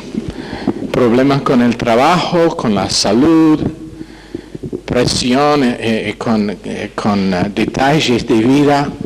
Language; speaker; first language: Spanish; non-native, fluent; English